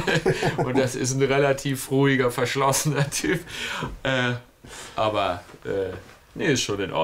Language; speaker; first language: German; native; German